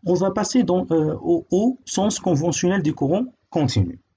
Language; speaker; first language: French; non-native, local second language; Arabic